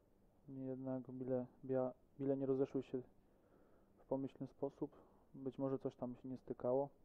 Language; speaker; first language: Polish; native; Polish